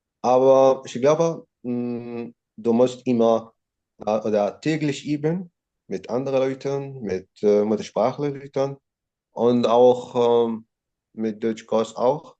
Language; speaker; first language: German; non-native, learner; Arabic